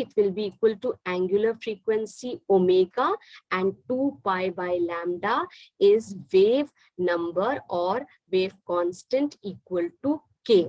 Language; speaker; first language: English; non-native, local second language; Hindi